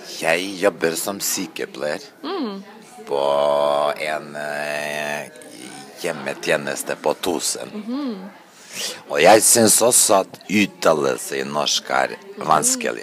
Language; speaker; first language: Norwegian; non-native, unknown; Serbian